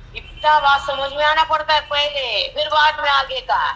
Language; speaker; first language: Hindi; non-native, local second language; Marathi